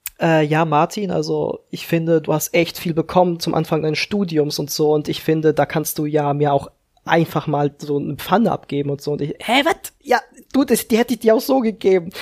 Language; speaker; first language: German; early bilingual, other home language; Czech